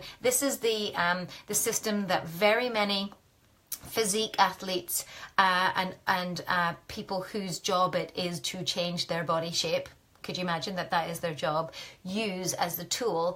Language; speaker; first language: English; native; English